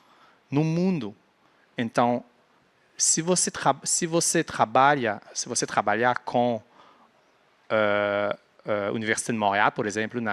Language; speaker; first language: Portuguese; non-native, fluent; French